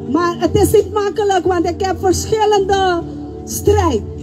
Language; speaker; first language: Dutch; non-native, local second language; Papiamento